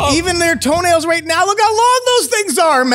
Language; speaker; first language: English; native; English